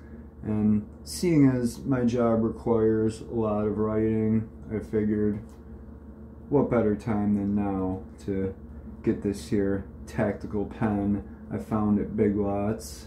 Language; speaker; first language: English; native; English